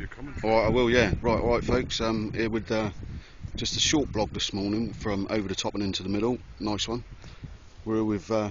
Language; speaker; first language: English; native; English